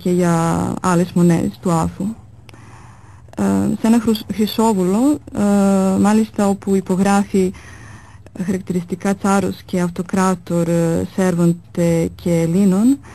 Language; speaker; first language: Greek; non-native, fluent; Serbian